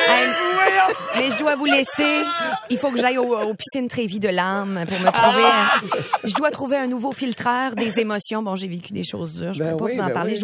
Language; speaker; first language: French; native; French